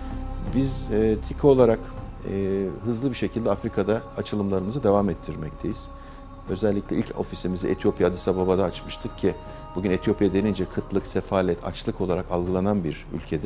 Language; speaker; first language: Turkish; native; Turkish